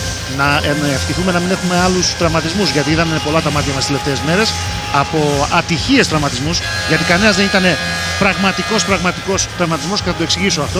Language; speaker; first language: Greek; native; Greek